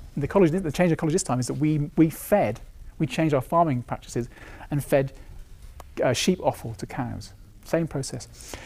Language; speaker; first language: English; native; English